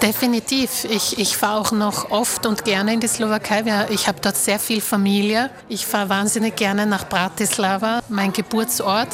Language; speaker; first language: German; early bilingual, other home language; Slovak